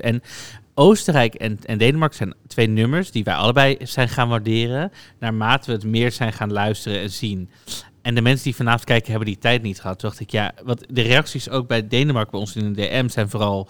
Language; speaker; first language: Dutch; native; Dutch